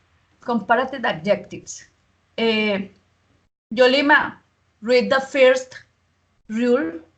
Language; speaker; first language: English; non-native, learner; Spanish